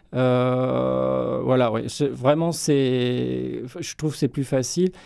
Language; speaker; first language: French; native; French